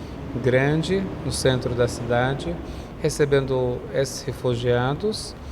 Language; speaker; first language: Portuguese; non-native, fluent; Arabic